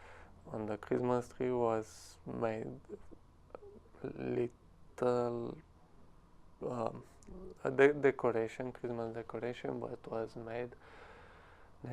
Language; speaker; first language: English; non-native, learner; Romanian